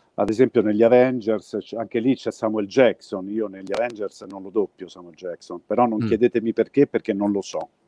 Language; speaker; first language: Italian; native; Italian